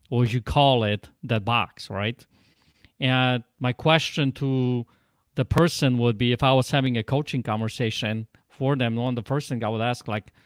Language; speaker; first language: English; non-native, fluent; Polish